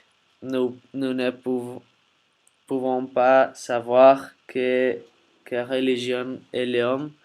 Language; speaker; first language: French; non-native, learner; Spanish